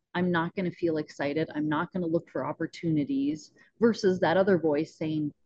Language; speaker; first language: English; native; English